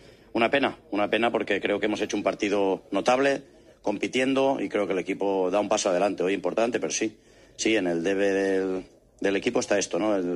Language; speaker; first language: Spanish; native; Spanish